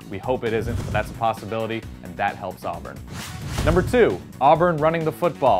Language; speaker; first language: English; native; English